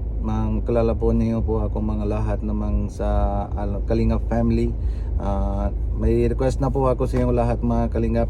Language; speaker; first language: Filipino; non-native, learner; Punjabi